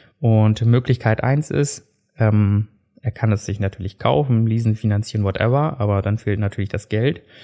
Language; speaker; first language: German; early bilingual, other home language; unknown